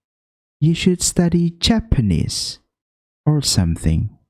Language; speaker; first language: English; non-native, fluent; Indonesian